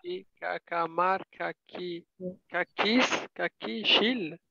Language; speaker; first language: Indonesian; non-native, learner; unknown